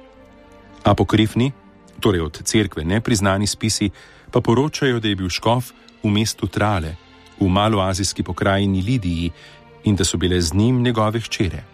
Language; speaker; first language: Slovenian; native; Slovenian